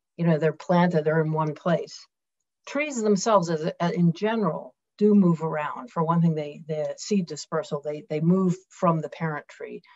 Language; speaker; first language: English; native; English